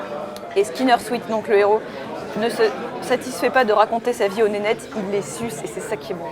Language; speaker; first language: French; native; French